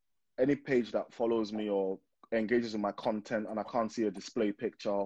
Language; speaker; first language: English; non-native, local second language; Yoruba